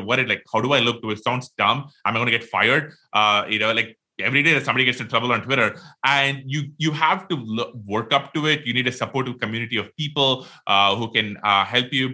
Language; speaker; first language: English; non-native, local second language; Tamil